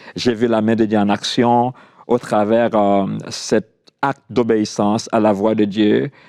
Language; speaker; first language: French; non-native, local second language; Haitian Creole